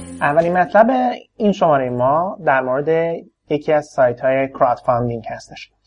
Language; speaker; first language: Persian; native; Persian